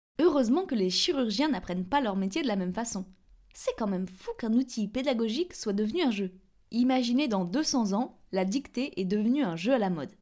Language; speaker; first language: French; native; French